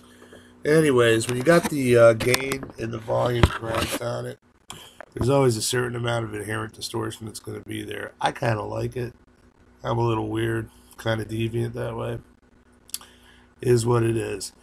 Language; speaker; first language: English; native; English